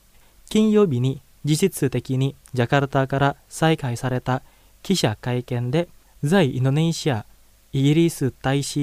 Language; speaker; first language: Japanese; non-native, fluent; Indonesian